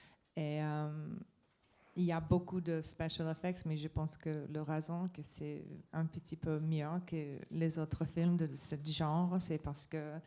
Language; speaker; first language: French; non-native, learner; English